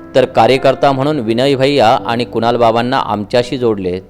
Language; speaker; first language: Marathi; non-native, local second language; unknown